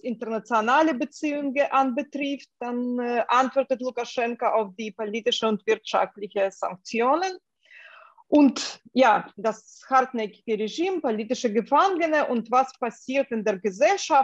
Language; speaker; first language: German; non-native, fluent; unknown